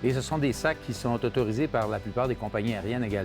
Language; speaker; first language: French; native; French